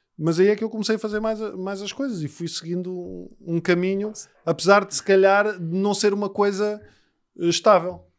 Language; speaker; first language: Portuguese; native; Portuguese